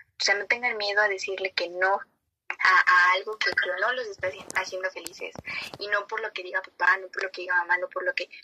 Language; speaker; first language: Spanish; native; Spanish